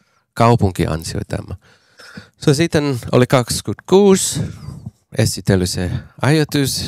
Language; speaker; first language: Finnish; non-native, learner; English